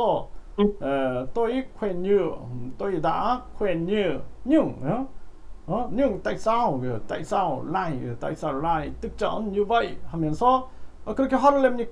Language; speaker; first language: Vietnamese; non-native, learner; Korean